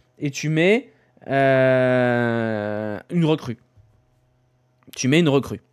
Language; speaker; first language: French; native; French